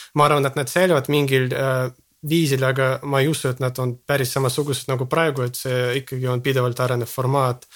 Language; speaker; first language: Estonian; non-native, local second language; Russian